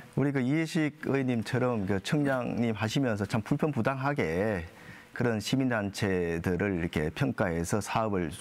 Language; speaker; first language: Korean; native; Korean